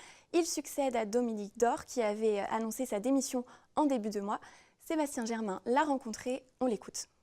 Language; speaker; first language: French; native; French